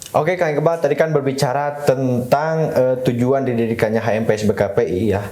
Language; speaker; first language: Indonesian; native; Indonesian